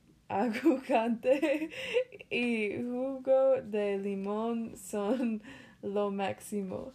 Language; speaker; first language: Spanish; early bilingual, other home language; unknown